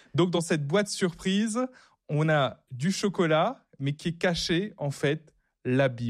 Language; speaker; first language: French; native; French